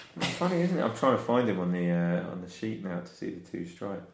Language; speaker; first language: English; native; English